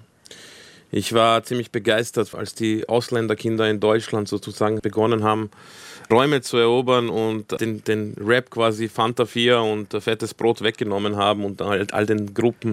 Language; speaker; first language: German; early bilingual, other home language; Croatian